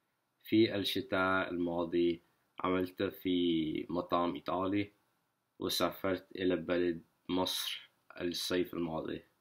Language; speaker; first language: Arabic; non-native, learner; English